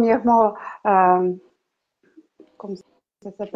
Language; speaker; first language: French; non-native, learner; Ukrainian